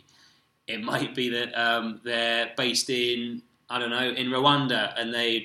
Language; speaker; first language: English; native; English